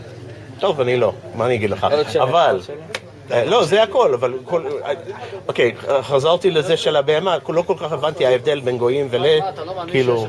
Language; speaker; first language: Hebrew; non-native, fluent; English